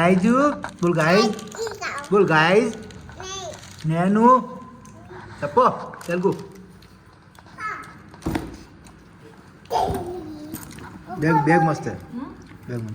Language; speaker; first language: Telugu; non-native, learner; Hindi